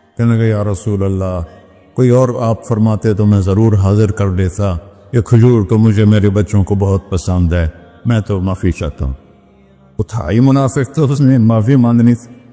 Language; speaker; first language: Urdu; non-native, local second language; Punjabi